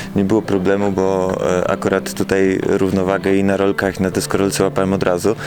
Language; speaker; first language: Polish; native; Polish